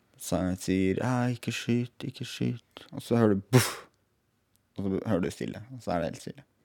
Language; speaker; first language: Norwegian; native; Norwegian